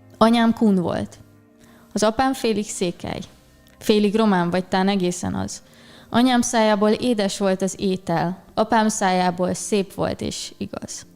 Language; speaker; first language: Hungarian; native; Hungarian